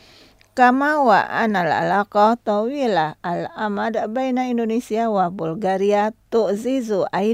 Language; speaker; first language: Arabic; non-native, learner; Indonesian